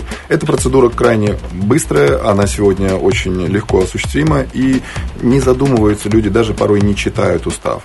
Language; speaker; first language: Russian; native; Russian